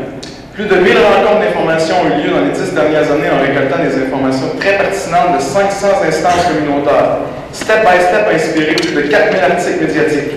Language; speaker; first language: French; native; French